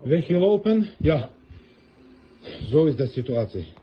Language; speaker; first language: German; non-native, learner; Chechen